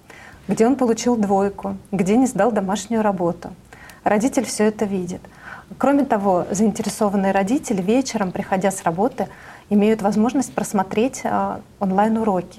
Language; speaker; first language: Russian; native; Russian